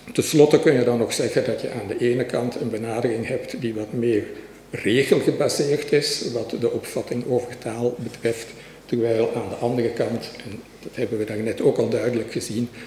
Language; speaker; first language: Dutch; native; Dutch